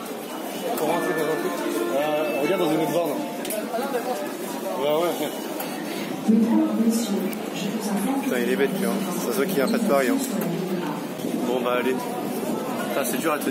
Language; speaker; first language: French; native; French